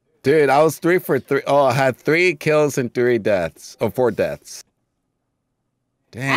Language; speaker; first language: English; native; English